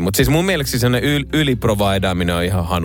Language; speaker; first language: Finnish; native; Finnish